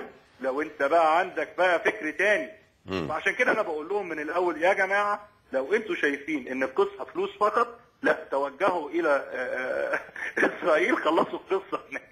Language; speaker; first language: Arabic; native; Arabic